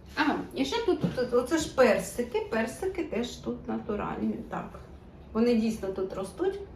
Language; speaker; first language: Ukrainian; native; Ukrainian